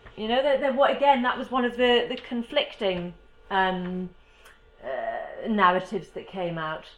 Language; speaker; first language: English; native; English